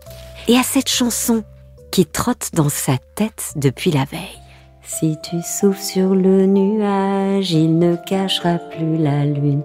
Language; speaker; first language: French; native; French